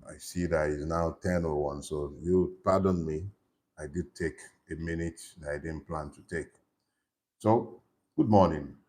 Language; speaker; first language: English; non-native, local second language; Yoruba